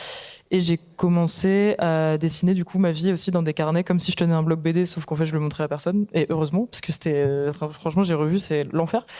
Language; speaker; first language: French; native; French